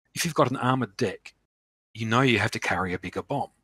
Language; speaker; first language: English; native; English